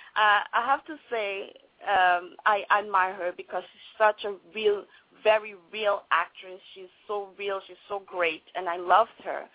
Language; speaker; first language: English; non-native, fluent; French